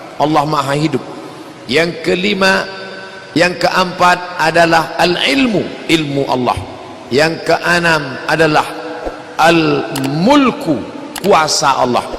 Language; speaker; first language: Malay; native; Malay